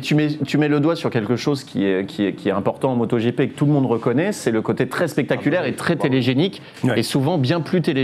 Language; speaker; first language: French; native; French